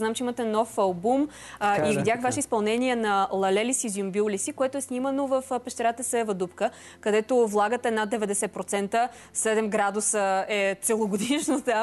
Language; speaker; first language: Bulgarian; native; Bulgarian